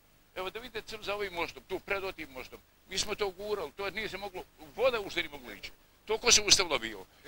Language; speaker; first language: Bosnian; native; Bosnian